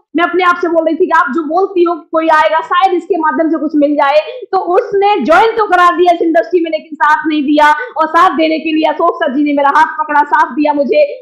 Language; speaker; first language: Hindi; native; Hindi